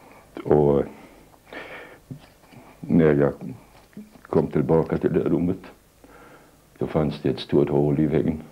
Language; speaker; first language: Swedish; non-native, fluent; German